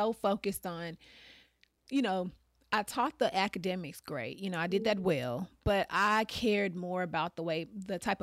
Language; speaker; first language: English; native; English